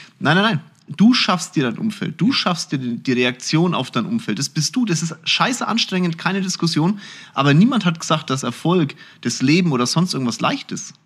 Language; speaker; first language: German; early bilingual, other home language; Turkish